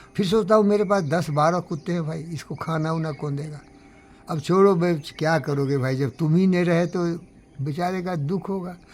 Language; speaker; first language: Hindi; non-native, local second language; Bangla